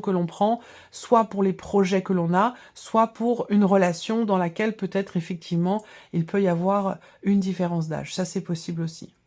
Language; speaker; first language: French; native; French